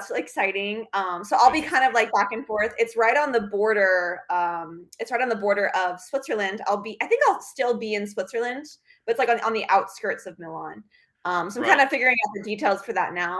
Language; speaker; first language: English; native; English